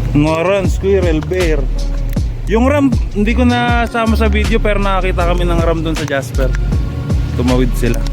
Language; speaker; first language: Filipino; native; Filipino